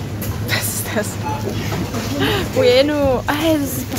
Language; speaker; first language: German; non-native, fluent; Korean